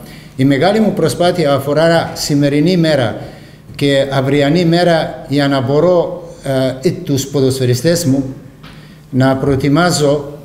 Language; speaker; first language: Greek; non-native, fluent; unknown